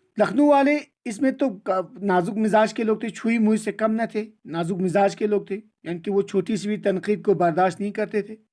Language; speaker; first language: Urdu; non-native, local second language; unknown